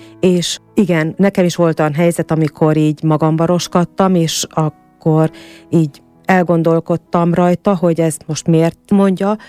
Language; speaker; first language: Hungarian; native; Hungarian